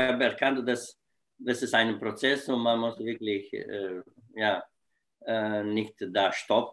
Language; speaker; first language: German; non-native, fluent; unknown